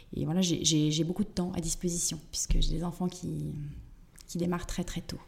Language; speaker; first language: French; native; French